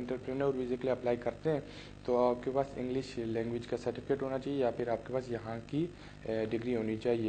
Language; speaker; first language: Urdu; native; Urdu